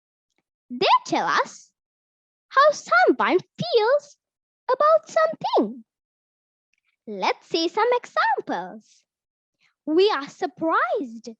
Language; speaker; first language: English; non-native, local second language; Sinhala